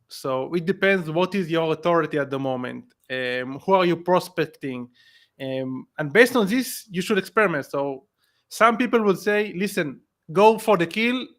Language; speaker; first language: English; non-native, fluent; Hebrew